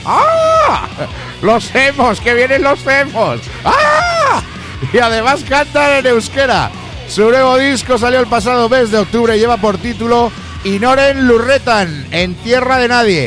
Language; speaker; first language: Spanish; native; Spanish